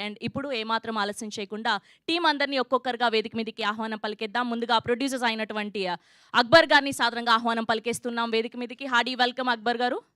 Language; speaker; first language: Telugu; native; Telugu